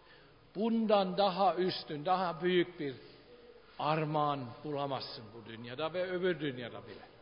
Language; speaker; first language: Turkish; non-native, fluent; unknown